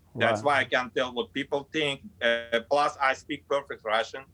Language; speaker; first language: English; non-native, fluent; Azerbaijani